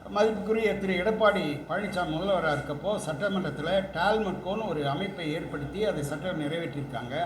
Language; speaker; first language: Tamil; non-native, local second language; Telugu